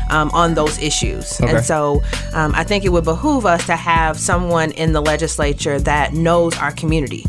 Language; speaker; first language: English; native; English